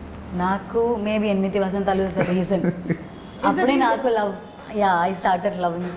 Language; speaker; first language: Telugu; non-native, learner; Malayalam